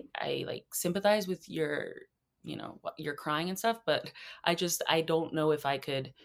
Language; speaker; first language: English; native; English